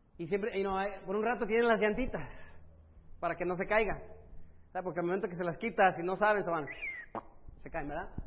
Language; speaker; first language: Spanish; early bilingual, other home language; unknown